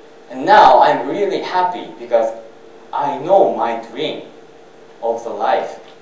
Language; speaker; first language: English; non-native, fluent; Japanese